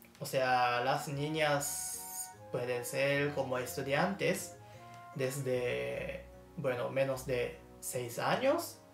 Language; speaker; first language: Spanish; non-native, learner; Japanese